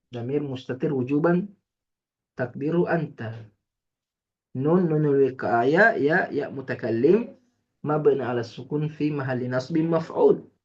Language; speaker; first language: Arabic; non-native, fluent; Indonesian